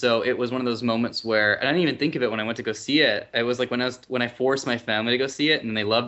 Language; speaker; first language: English; native; English